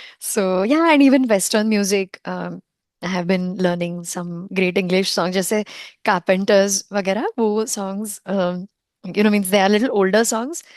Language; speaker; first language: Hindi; non-native, local second language; Konkani